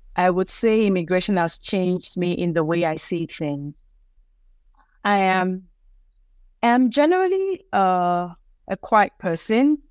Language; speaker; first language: English; non-native, local second language; Yoruba